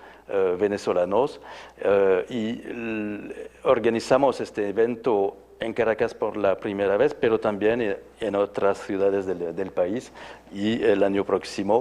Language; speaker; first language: Spanish; non-native, fluent; French